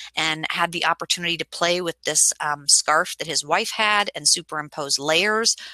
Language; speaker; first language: English; native; English